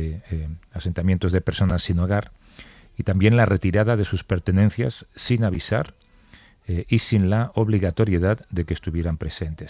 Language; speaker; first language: Spanish; native; Spanish